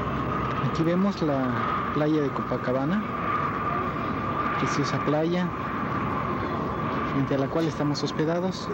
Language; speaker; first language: Spanish; native; Spanish